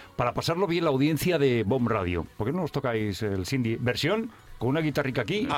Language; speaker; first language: Spanish; native; Spanish